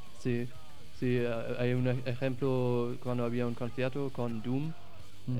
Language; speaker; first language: Spanish; non-native, fluent; German